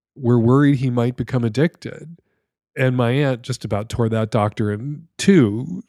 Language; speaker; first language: English; native; English